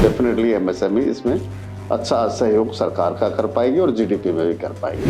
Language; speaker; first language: Hindi; native; Hindi